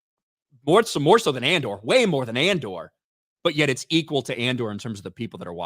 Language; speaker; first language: English; native; English